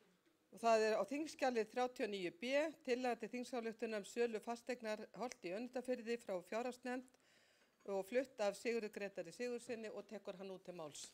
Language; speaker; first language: Icelandic; native; Icelandic